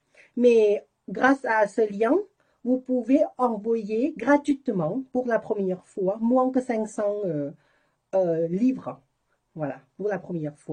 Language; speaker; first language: French; non-native, learner; Thai